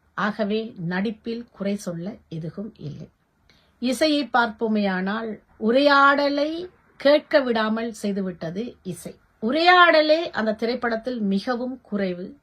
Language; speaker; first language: Tamil; native; Tamil